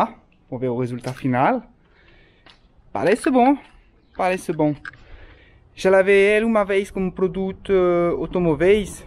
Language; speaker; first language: Portuguese; non-native, fluent; French